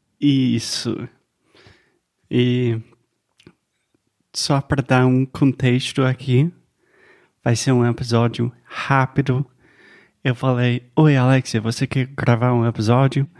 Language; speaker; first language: Portuguese; non-native, fluent; English